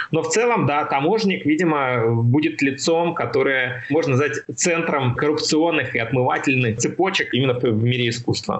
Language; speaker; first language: Russian; native; Russian